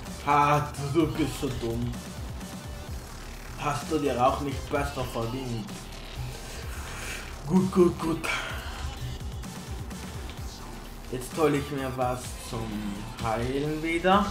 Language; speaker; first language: German; non-native, learner; Italian